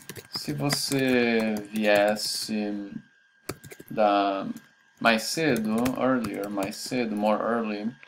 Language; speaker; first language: Portuguese; native; Portuguese